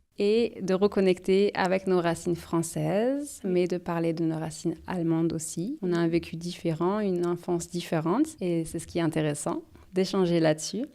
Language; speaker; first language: French; native; French